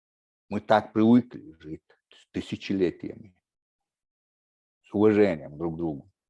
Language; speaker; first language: Russian; non-native, local second language; Chechen